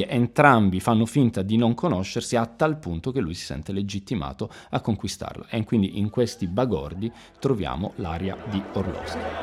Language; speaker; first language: Italian; native; Italian